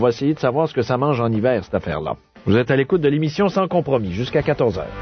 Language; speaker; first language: French; native; French